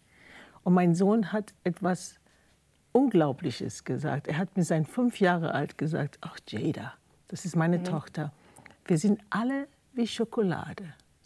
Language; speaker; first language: German; non-native, fluent; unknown